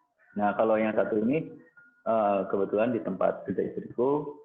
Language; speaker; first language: Indonesian; native; Indonesian